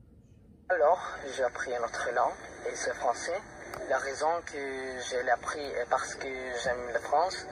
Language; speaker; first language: French; non-native, learner; Filipino